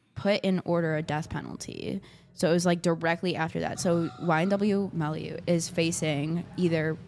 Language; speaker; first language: English; native; English